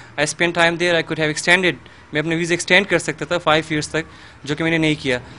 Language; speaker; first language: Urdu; non-native, local second language; Pashto